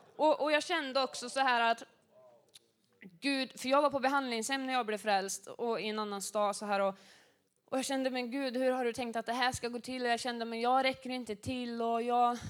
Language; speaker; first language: Swedish; native; Swedish